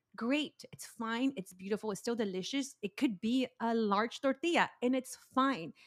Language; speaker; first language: English; early bilingual, other home language; Spanish